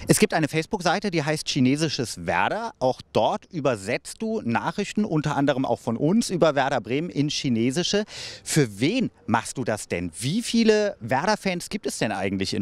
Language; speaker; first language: German; native; German